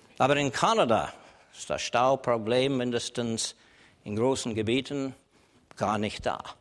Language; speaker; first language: German; non-native, fluent; English